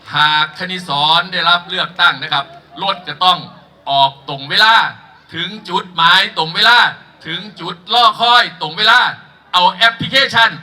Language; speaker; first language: Thai; native; Thai